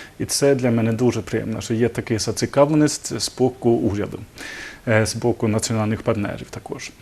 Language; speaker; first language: Ukrainian; non-native, learner; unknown